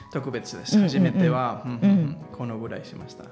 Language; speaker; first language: Japanese; non-native, learner; Catalan